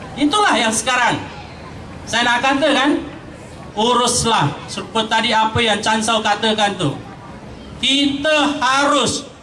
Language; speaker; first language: Malay; non-native, local second language; Chinese